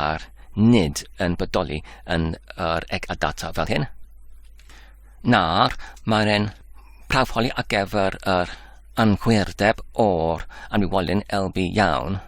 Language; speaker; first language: Welsh; non-native, learner; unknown